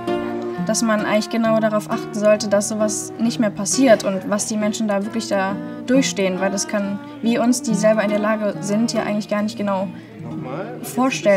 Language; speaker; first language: German; native; German